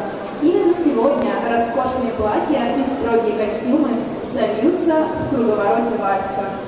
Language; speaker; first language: Russian; native; Russian